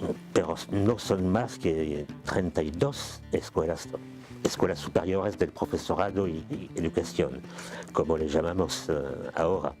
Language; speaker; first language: Spanish; non-native, fluent; French